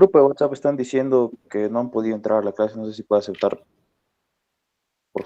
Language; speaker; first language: Spanish; native; Spanish